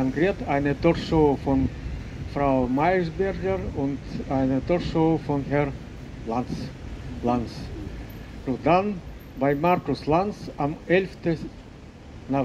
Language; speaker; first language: German; non-native, fluent; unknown